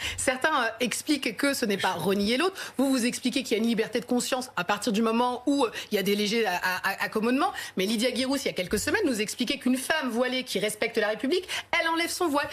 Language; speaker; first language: French; native; French